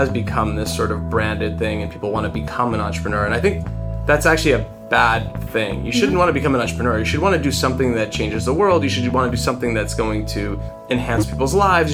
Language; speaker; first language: English; native; English